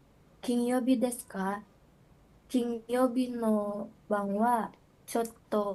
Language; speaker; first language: Japanese; non-native, learner; Indonesian